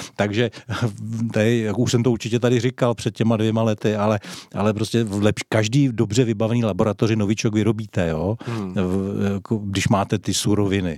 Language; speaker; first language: Czech; native; Czech